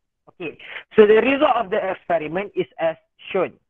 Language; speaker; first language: English; non-native, local second language; Malay